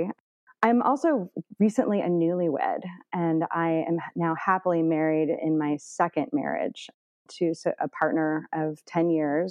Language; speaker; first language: English; native; English